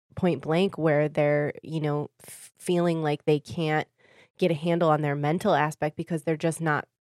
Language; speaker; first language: English; native; English